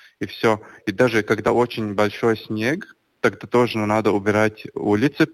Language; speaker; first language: Russian; non-native, local second language; Latvian